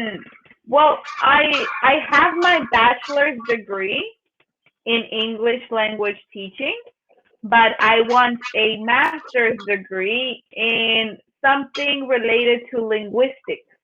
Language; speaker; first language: English; non-native, fluent; Spanish